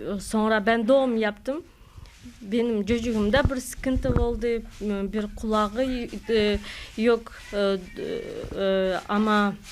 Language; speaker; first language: Turkish; non-native, learner; Kazakh